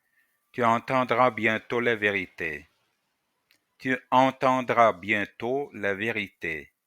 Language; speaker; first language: French; non-native, fluent; Russian